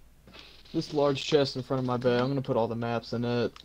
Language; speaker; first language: English; native; English